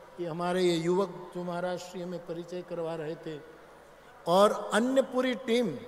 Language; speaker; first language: Hindi; non-native, local second language; Gujarati